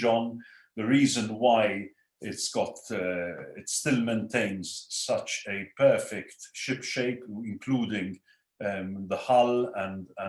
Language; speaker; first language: English; non-native, local second language; Maltese